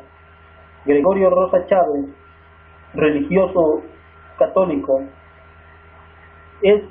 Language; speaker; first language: Spanish; native; Spanish